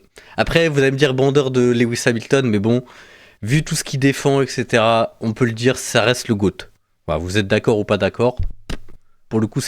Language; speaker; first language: French; native; French